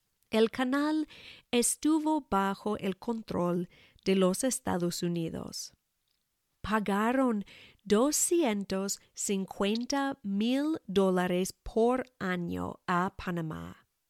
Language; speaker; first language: Spanish; non-native, fluent; English